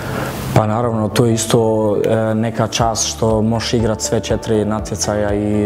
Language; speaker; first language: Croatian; early bilingual, heritage; German